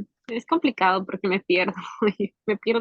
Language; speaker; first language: Spanish; native; Spanish